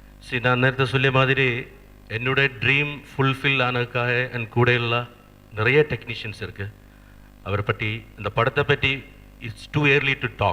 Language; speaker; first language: Tamil; non-native, learner; Malayalam